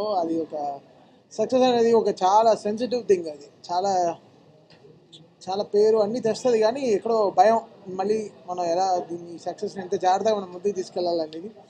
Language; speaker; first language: Telugu; native; Telugu